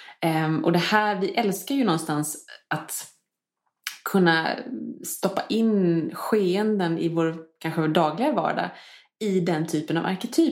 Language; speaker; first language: Swedish; native; Swedish